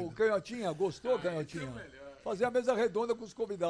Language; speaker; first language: Portuguese; native; Portuguese